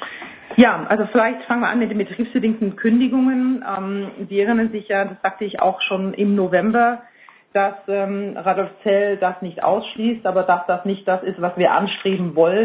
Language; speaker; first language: German; native; German